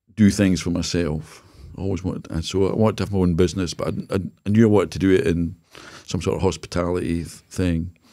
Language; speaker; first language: English; native; English